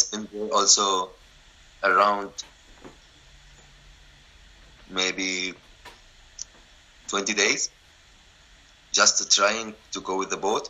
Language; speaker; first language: English; non-native, learner; Arabic